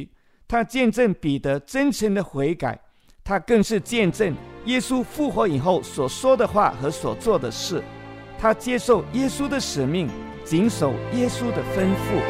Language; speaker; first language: Chinese; native; Chinese